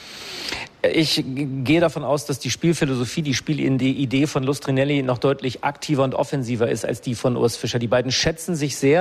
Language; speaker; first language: German; native; German